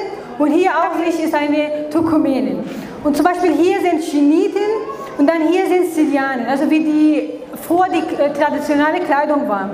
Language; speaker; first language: German; non-native, learner; Kurdish